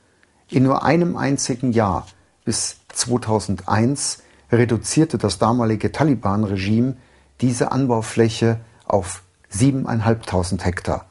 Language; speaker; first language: German; native; German